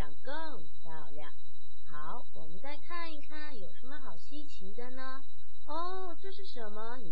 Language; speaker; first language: Chinese; non-native, fluent; Mongolian